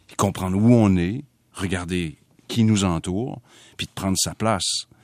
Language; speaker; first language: French; native; French